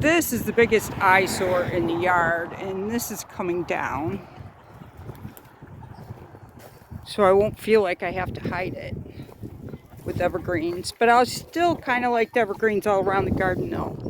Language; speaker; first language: English; native; English